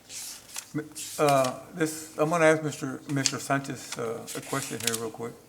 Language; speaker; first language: English; native; English